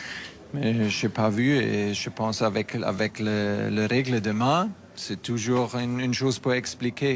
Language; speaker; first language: French; non-native, fluent; German